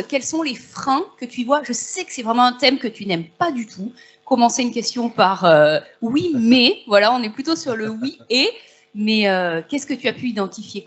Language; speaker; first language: French; native; French